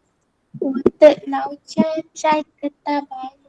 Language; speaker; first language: Chinese; non-native, learner; Malay